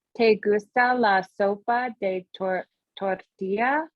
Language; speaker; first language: Spanish; non-native, learner; English